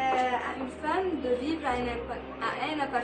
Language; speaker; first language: French; non-native, learner; Arabic